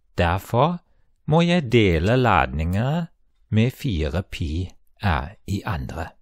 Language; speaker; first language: Norwegian; non-native, fluent; German